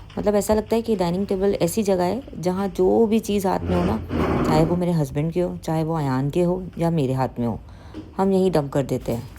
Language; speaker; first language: Urdu; native; Urdu